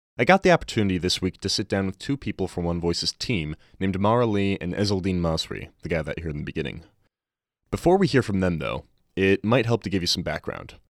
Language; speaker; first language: English; native; English